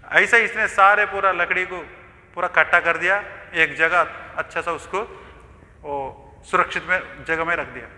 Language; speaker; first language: Hindi; non-native, local second language; Telugu